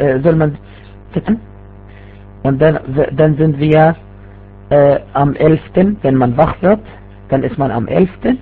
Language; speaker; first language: German; non-native, fluent; Arabic